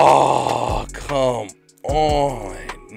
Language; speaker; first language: English; native; English